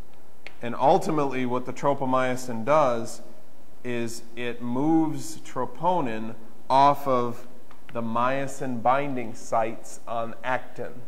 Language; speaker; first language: English; native; English